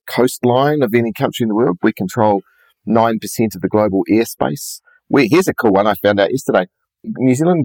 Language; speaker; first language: English; native; English